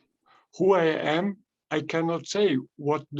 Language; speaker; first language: English; non-native, fluent; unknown